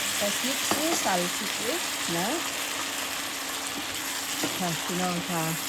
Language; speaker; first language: German; non-native, learner; Thai